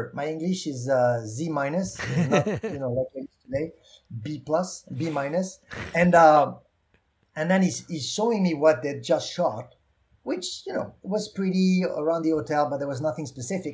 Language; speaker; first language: English; non-native, fluent; French